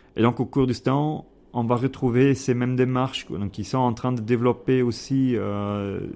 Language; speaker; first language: French; non-native, fluent; German